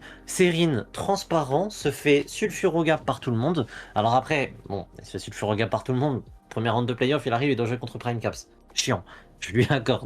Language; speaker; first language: French; native; French